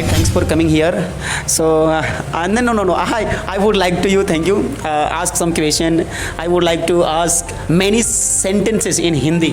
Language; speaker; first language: English; non-native, local second language; Hindi